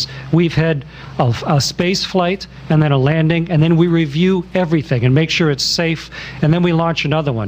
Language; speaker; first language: English; native; English